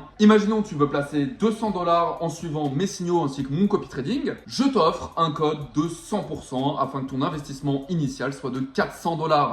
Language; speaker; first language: French; native; French